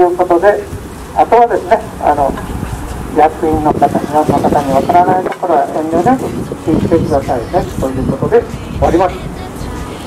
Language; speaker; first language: Japanese; native; Japanese